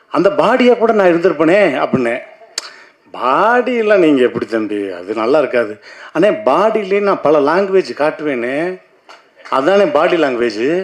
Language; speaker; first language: Tamil; native; Tamil